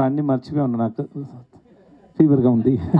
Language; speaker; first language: Telugu; non-native, learner; Tamil